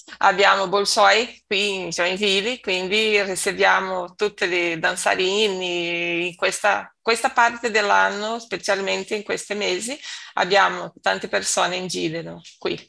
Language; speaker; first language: Italian; non-native, learner; Portuguese